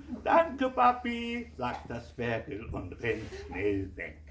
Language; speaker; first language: German; non-native, fluent; Kurdish